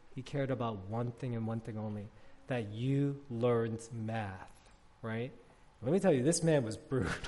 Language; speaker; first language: English; native; English